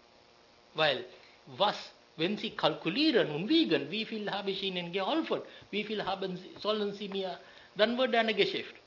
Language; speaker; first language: German; non-native, learner; Sinhala